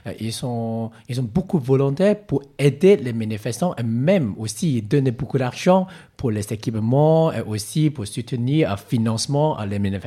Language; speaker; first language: French; non-native, learner; Cantonese